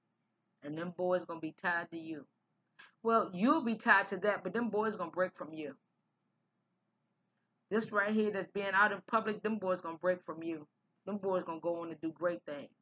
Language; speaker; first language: English; native; English